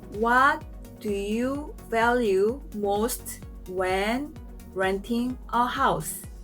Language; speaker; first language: English; non-native, fluent; Korean